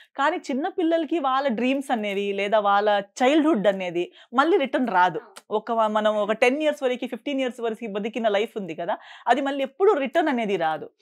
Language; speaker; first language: Telugu; non-native, fluent; Konkani